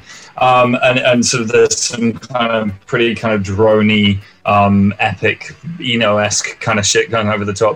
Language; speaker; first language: English; native; English